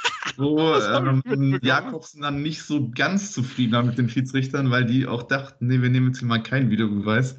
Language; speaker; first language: German; native; German